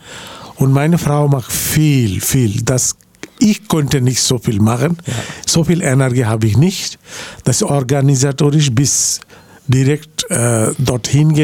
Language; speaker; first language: German; non-native, learner; Bangla